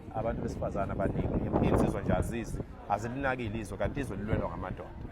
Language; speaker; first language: Zulu; native; Zulu